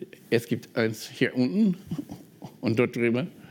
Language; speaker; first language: German; non-native, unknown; English